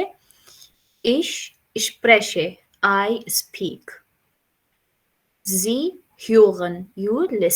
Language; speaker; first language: German; non-native, fluent; Urdu